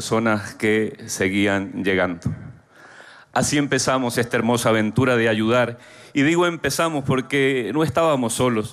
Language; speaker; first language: Spanish; native; Spanish